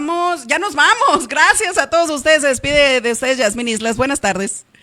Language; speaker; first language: Spanish; native; Spanish